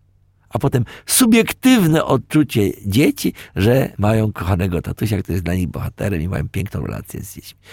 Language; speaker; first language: Polish; native; Polish